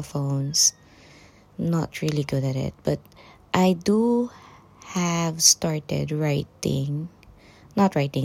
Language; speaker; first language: English; non-native, local second language; Cebuano